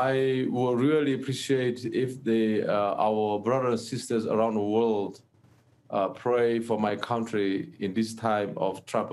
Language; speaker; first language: English; non-native, fluent; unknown